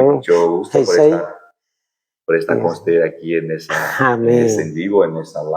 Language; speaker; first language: Spanish; non-native, fluent; Portuguese